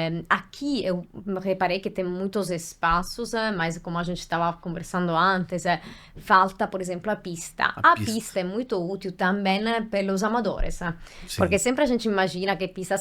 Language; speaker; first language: Portuguese; non-native, fluent; Italian